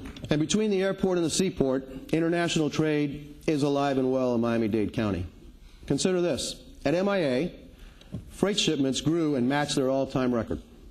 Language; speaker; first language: English; early bilingual, other home language; Spanish